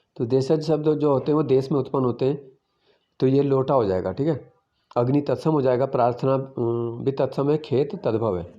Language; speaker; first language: Hindi; native; Hindi